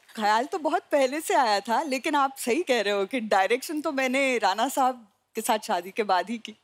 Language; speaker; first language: Hindi; native; Hindi